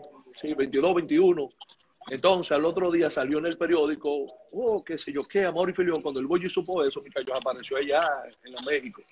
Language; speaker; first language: Spanish; native; Spanish